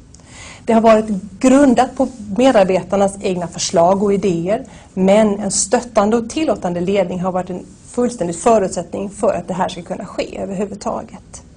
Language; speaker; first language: Swedish; native; Swedish